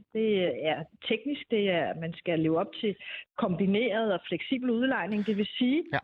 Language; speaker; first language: Danish; native; Danish